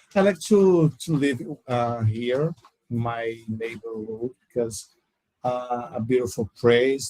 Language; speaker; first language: English; non-native, learner; Portuguese